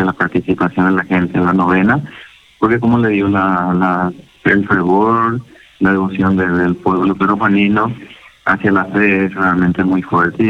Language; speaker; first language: Spanish; native; Spanish